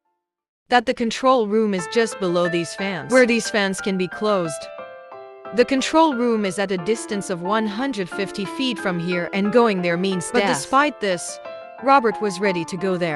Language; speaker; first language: English; non-native, local second language; Hindi